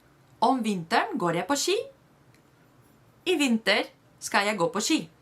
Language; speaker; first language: Norwegian; non-native, fluent; Spanish